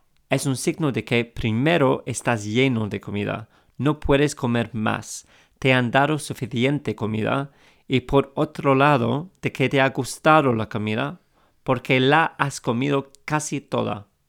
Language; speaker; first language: Spanish; non-native, fluent; English